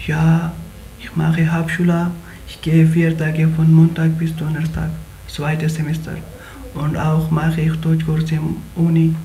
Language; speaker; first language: German; non-native, learner; Pashto